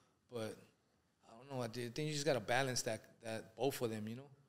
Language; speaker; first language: English; early bilingual, other home language; Spanish